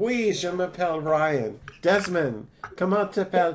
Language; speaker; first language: French; non-native, learner; English